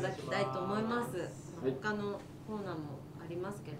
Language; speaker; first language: Japanese; native; Japanese